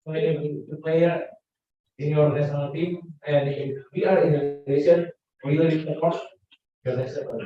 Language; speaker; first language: English; non-native, learner; Indonesian